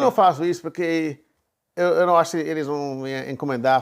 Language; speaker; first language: Portuguese; non-native, fluent; English